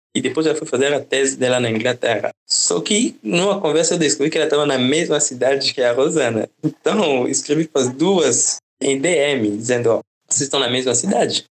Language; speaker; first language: Portuguese; non-native, fluent; French